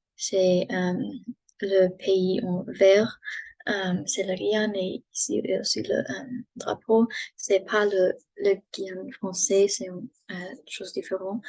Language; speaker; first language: French; non-native, learner; English